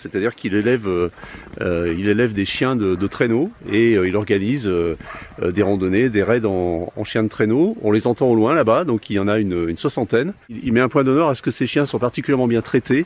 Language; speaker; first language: French; native; French